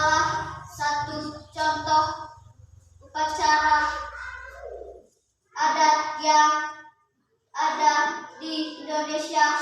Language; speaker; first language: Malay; non-native, local second language; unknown